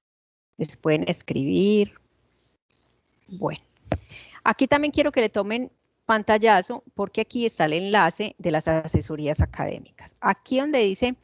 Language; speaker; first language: Spanish; native; Spanish